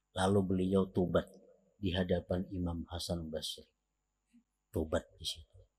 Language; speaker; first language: Indonesian; non-native, local second language; Banjar